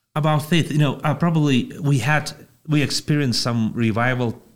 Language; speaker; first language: English; non-native, fluent; Lithuanian